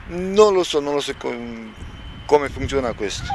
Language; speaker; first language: Italian; non-native, learner; Romanian